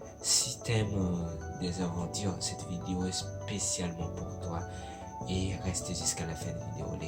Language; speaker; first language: French; non-native, local second language; Malagasy